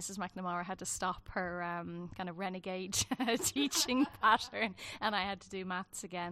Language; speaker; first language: English; native; English